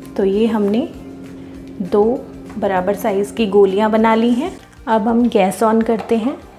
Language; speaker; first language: Hindi; native; Hindi